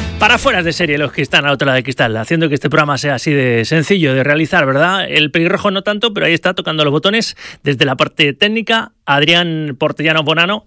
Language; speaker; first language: Spanish; native; Spanish